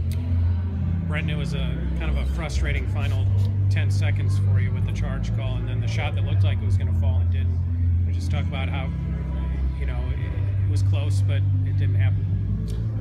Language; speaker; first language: English; native; English